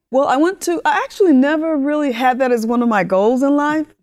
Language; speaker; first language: English; early bilingual, other home language; Spanish